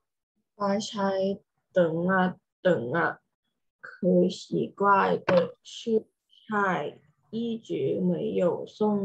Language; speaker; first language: Chinese; non-native, learner; Thai